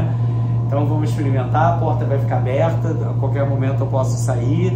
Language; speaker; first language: Portuguese; native; Portuguese